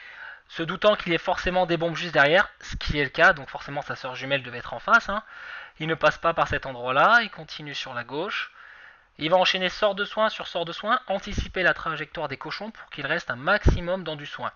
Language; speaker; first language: French; native; French